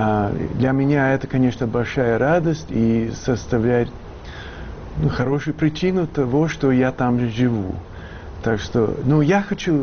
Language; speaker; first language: Russian; non-native, fluent; English